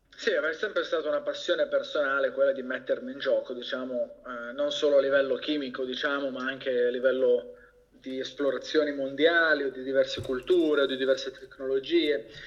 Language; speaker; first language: Italian; native; Italian